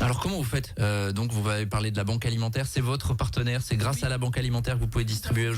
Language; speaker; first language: French; native; French